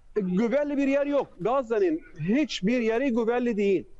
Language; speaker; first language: Turkish; non-native, fluent; Arabic